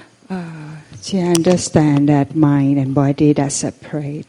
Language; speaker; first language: English; non-native, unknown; Thai